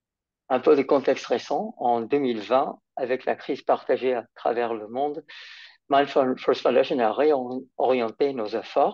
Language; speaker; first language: French; non-native, fluent; English